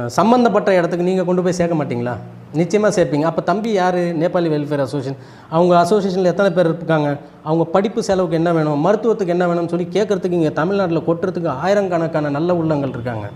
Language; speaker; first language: Tamil; early bilingual, other home language; Nepali